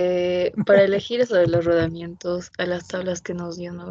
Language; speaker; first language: Spanish; native; Spanish